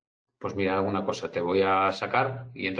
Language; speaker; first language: Spanish; native; Spanish